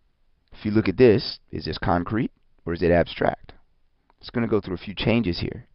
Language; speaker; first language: English; native; English